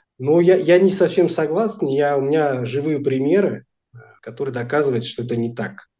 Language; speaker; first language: Russian; non-native, fluent; Portuguese